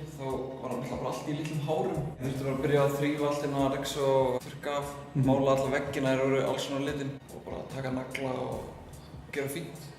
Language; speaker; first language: Icelandic; native; Icelandic